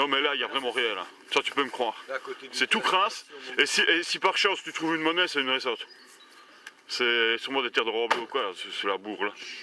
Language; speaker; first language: French; native; French